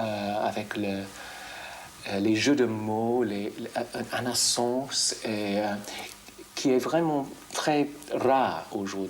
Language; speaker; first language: French; non-native, fluent; English